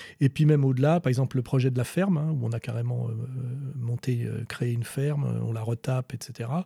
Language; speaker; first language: French; native; French